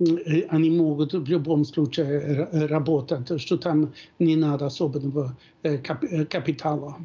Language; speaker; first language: Russian; non-native, fluent; Swedish